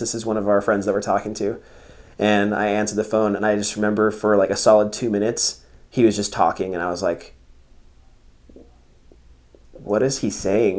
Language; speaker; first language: English; native; English